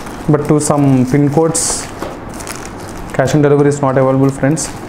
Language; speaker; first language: English; non-native, local second language; Telugu